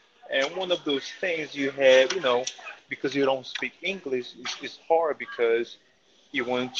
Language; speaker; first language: English; non-native, fluent; Portuguese